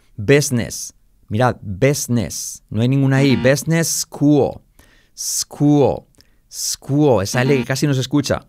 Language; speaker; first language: Spanish; native; Spanish